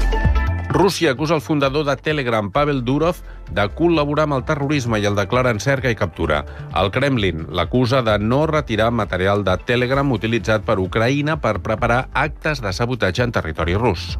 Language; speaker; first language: Catalan; native; Catalan